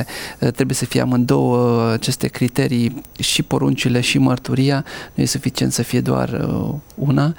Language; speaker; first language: Romanian; native; Romanian